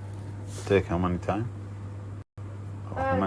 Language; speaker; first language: English; non-native, learner; Arabic